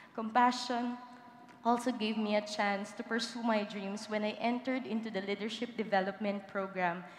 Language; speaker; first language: English; non-native, local second language; Filipino